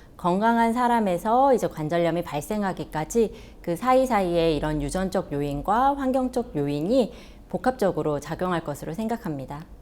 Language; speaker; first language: Korean; native; Korean